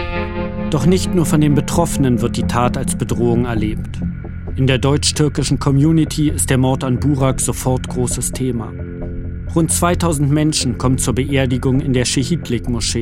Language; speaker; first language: German; native; German